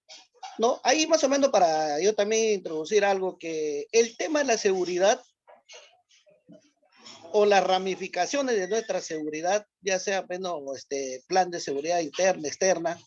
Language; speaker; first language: Spanish; native; Spanish